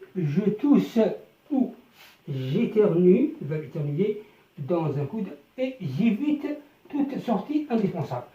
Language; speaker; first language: French; non-native, local second language; Arabic